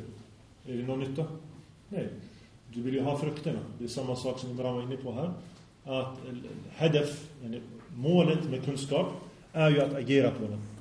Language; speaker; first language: Swedish; early bilingual, other home language; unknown